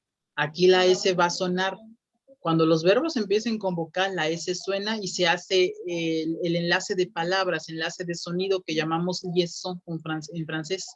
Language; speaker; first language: Spanish; native; Spanish